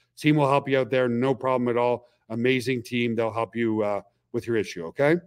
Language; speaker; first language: English; native; English